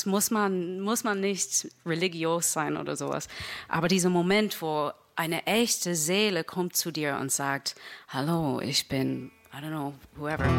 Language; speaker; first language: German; non-native, fluent; English